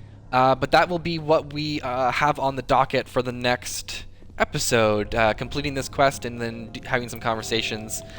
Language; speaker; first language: English; native; English